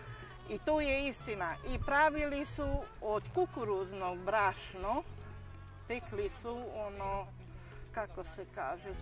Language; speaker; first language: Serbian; non-native, local second language; Hungarian